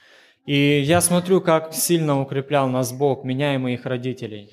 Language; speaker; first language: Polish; non-native, learner; Ukrainian